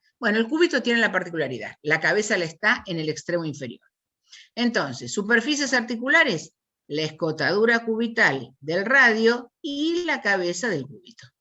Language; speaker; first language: Spanish; native; Spanish